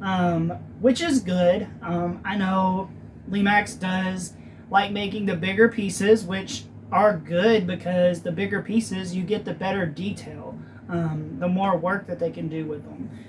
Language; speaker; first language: English; native; English